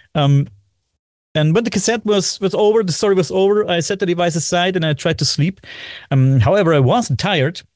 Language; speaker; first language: English; non-native, fluent; German